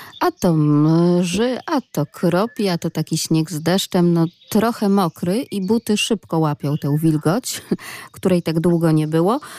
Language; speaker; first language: Polish; native; Polish